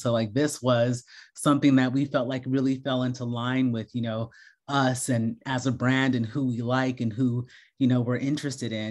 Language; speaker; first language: English; native; English